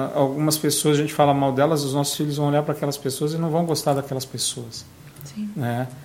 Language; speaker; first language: Portuguese; native; Portuguese